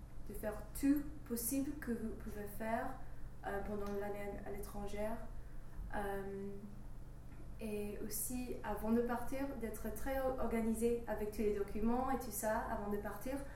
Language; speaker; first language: French; non-native, learner; English